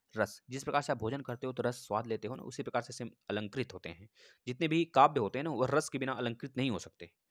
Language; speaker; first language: Hindi; native; Hindi